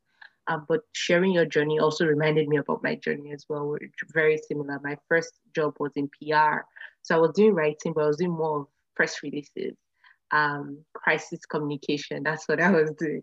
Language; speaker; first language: English; non-native, local second language; Yoruba